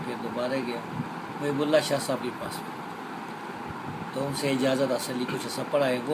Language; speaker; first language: Urdu; non-native, local second language; Pashto